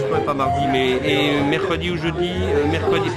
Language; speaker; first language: French; native; French